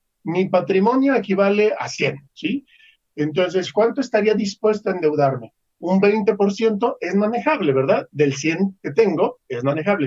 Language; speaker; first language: Spanish; native; Spanish